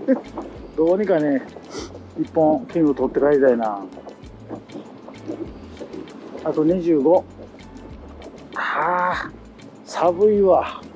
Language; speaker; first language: Japanese; native; Japanese